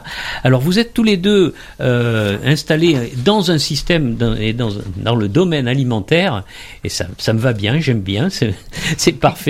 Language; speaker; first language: French; native; French